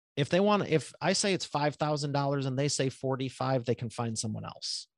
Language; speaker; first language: English; native; English